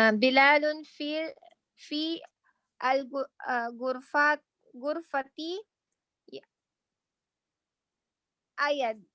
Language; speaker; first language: Arabic; non-native, learner; Filipino